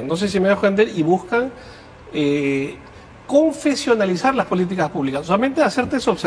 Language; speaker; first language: Spanish; native; Spanish